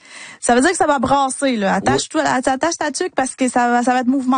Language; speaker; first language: French; non-native, fluent; Spanish